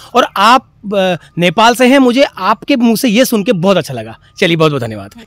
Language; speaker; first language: Hindi; native; Hindi